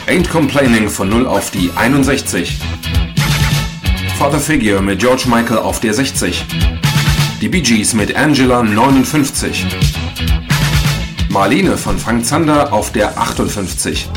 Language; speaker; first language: German; native; German